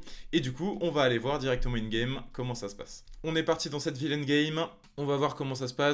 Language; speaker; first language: French; native; French